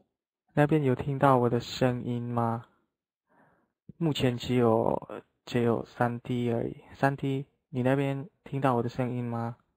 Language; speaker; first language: Chinese; non-native, fluent; Indonesian